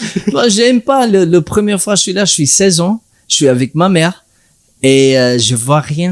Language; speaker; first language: French; non-native, learner; English